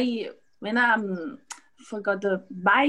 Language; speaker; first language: English; non-native, learner; Portuguese